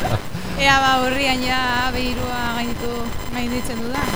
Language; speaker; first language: Basque; non-native, local second language; Spanish